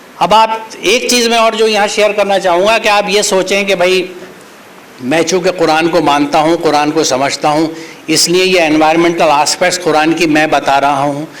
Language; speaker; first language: Urdu; native; Urdu